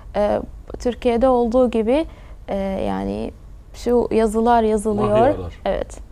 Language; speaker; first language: Turkish; early bilingual, other home language; Arabic